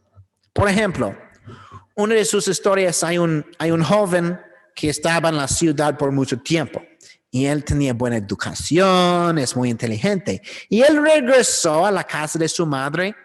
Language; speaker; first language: Spanish; non-native, learner; English